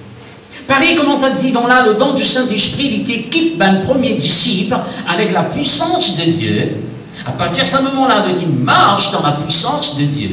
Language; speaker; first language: French; non-native, local second language; Morisyen